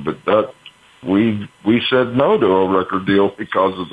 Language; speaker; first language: English; native; English